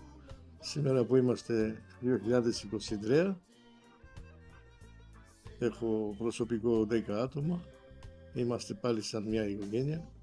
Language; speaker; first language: Greek; non-native, fluent; Armenian